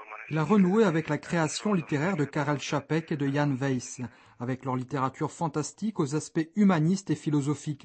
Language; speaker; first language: French; native; French